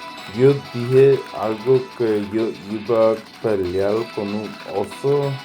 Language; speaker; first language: Spanish; non-native, learner; English